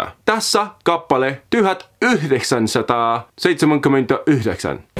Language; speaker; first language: Finnish; non-native, learner; English